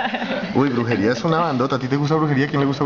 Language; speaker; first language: Spanish; native; Spanish